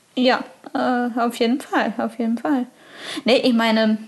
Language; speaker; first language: German; non-native, fluent; Portuguese